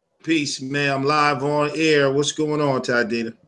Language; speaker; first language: English; native; English